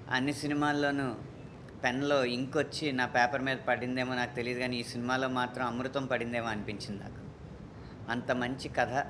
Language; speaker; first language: Telugu; native; Telugu